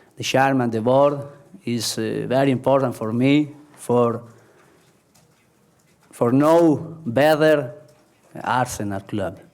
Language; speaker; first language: English; non-native, learner; Spanish